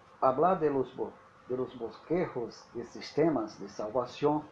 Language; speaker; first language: Spanish; non-native, learner; Portuguese